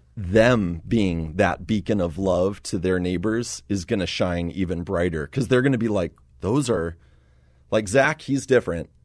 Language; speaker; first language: English; native; English